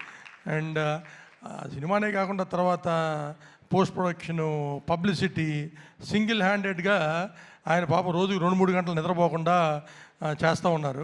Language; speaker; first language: Telugu; native; Telugu